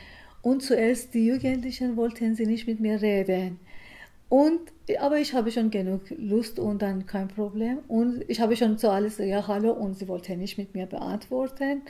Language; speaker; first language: German; non-native, learner; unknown